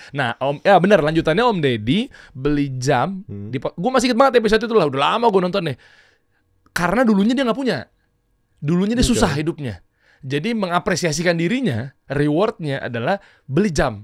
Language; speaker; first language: Indonesian; native; Indonesian